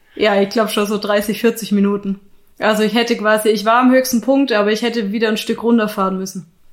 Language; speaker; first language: German; native; German